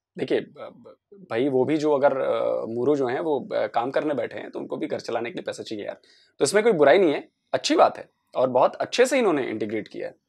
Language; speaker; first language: Hindi; native; Hindi